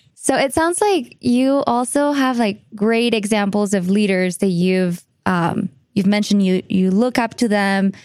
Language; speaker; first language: English; non-native, fluent; Spanish